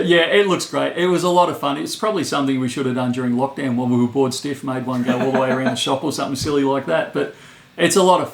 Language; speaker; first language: English; native; English